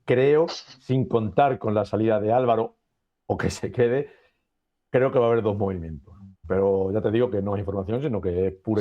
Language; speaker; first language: Spanish; native; Spanish